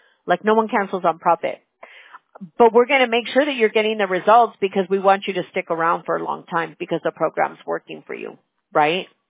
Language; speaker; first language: English; early bilingual, other home language; Spanish